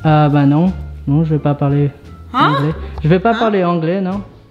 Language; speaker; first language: French; early bilingual, other home language; English